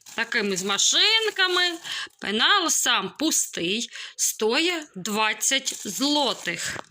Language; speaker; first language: Ukrainian; non-native, local second language; Russian